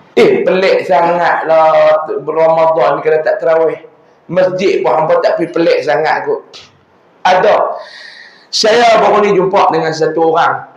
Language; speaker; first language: Malay; native; Malay